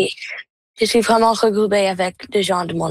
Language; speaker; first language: French; non-native, local second language; English